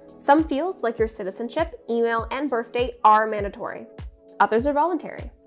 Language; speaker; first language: English; native; English